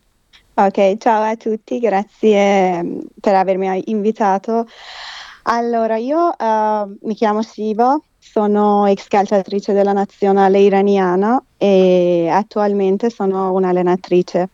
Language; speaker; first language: Italian; non-native, fluent; Persian